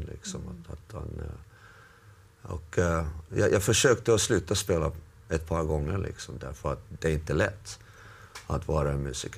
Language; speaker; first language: Swedish; non-native, local second language; Finnish